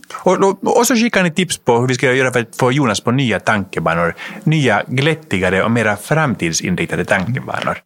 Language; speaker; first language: Swedish; native; Swedish